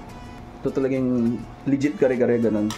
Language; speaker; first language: Filipino; native; Filipino